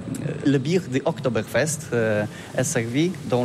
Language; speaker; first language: French; non-native, learner; Polish